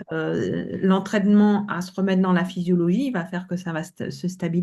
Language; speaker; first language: French; native; French